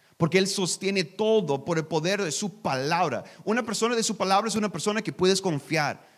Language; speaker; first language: Spanish; non-native, learner; English